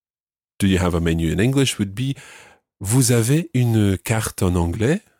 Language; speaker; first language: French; non-native, fluent; English